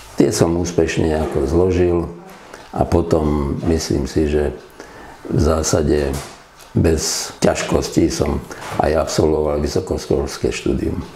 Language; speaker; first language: Slovak; non-native, local second language; Hungarian